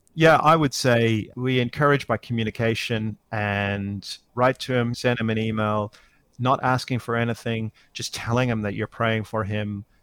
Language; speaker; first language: English; native; English